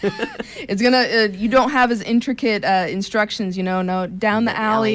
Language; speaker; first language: English; native; English